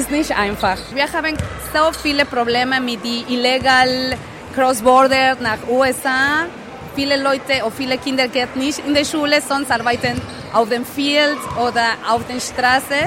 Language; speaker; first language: German; non-native, learner; Spanish